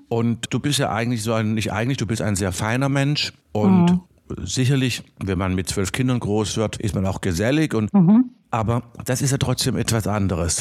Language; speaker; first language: German; native; German